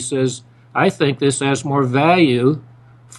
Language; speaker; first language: English; native; English